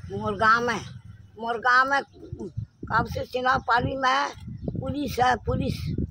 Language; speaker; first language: Hindi; non-native, local second language; Odia